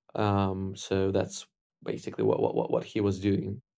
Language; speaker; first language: English; non-native, fluent; Ukrainian